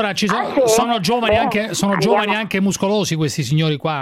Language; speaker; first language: Italian; native; Italian